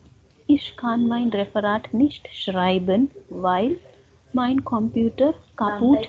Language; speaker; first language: German; non-native, fluent; Hindi